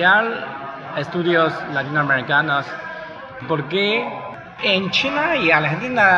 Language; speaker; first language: Spanish; non-native, fluent; Chinese